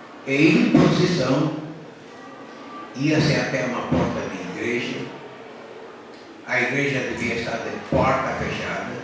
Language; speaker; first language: Portuguese; native; Portuguese